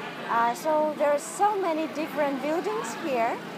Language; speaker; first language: English; non-native, fluent; Russian